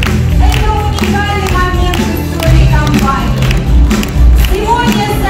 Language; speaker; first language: Russian; native; Russian